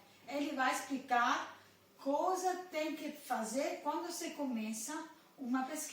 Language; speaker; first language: Portuguese; non-native, learner; Italian